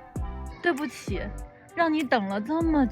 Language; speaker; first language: Chinese; non-native, learner; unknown